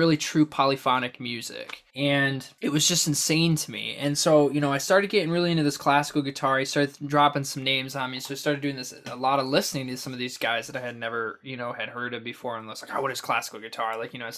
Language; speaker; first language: English; native; English